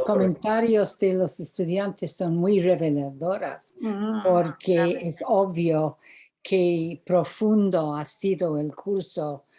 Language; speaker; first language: Spanish; non-native, fluent; English